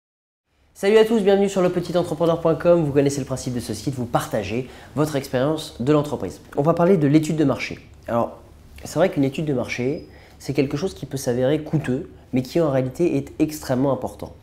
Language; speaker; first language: French; native; French